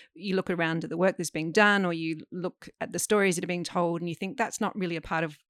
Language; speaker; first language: English; native; English